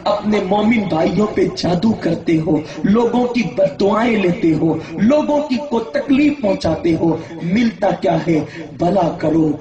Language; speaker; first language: Urdu; native; Urdu